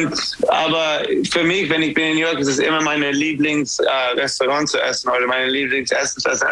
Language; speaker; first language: German; non-native, learner; English